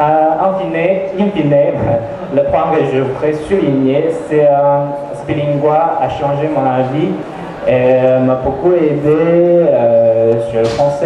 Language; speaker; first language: French; non-native, learner; Chinese